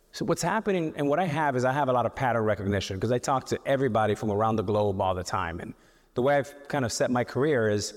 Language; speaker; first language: English; native; English